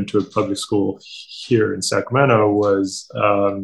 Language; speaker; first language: English; native; English